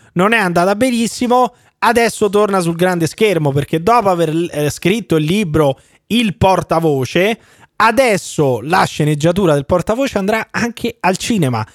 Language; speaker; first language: Italian; native; Italian